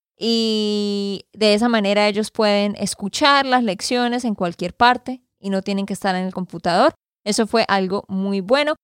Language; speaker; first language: Spanish; native; Spanish